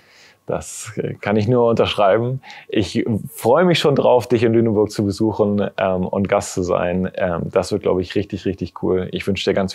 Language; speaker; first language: German; native; German